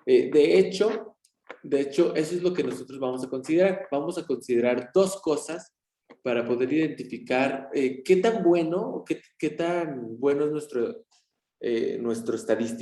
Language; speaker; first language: Spanish; native; Spanish